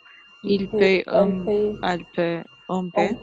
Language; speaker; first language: French; non-native, learner; Arabic